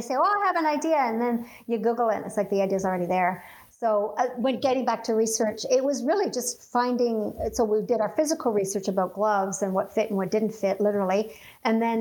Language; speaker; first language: English; native; English